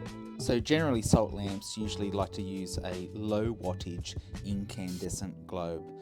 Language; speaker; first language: English; native; English